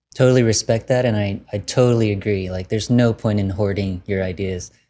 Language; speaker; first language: English; early bilingual, other home language; Vietnamese